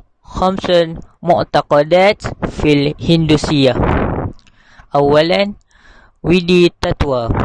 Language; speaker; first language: Arabic; non-native, learner; Malay